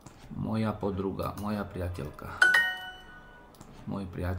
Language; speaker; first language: Ukrainian; non-native, learner; Slovak